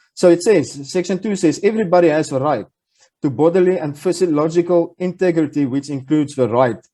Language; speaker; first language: English; non-native, local second language; Afrikaans